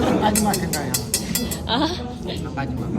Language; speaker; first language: Korean; native; Korean